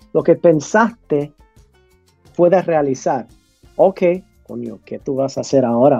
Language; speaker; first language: Spanish; early bilingual, heritage; English